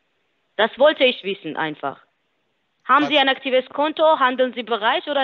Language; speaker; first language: German; non-native, learner; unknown